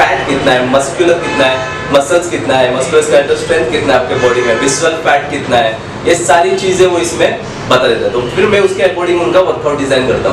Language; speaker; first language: Hindi; native; Hindi